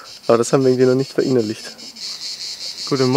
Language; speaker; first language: German; native; German